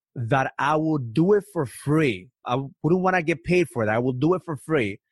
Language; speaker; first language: English; early bilingual, other home language; Spanish